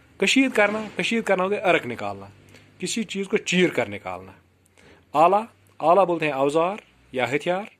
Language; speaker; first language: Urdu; non-native, local second language; Kashmiri